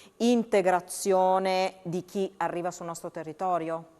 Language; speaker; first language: Italian; native; Italian